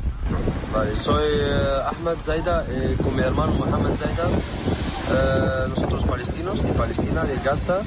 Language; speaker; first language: Spanish; non-native, learner; Arabic